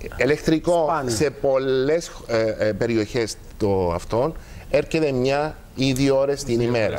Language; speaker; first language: Greek; non-native, fluent; Arabic